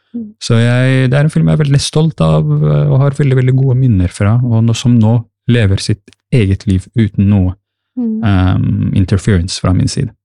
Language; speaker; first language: Norwegian; early bilingual, other home language; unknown